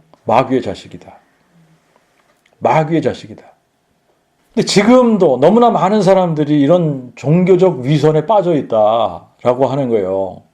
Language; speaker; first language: Korean; native; Korean